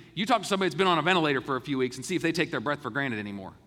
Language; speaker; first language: English; native; English